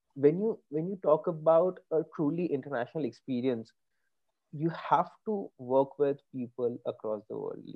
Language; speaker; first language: English; non-native, local second language; Bangla